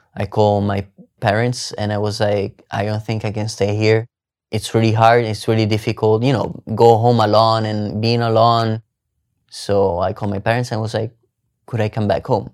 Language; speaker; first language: English; non-native, fluent; Italian